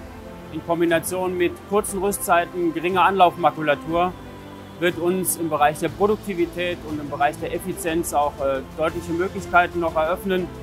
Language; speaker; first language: German; native; German